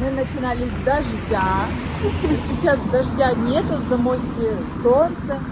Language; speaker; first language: Russian; native; Russian